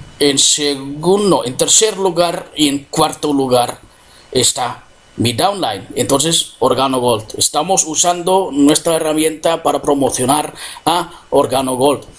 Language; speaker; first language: Spanish; non-native, fluent; Dutch